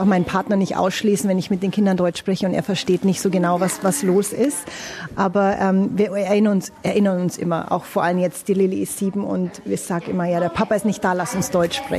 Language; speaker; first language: German; native; German